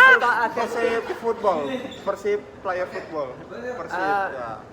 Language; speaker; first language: Indonesian; native; Indonesian